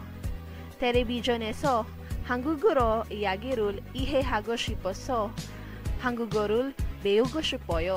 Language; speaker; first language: Korean; non-native, learner; Filipino